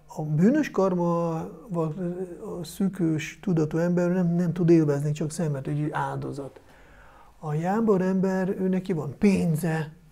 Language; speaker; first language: Hungarian; non-native, fluent; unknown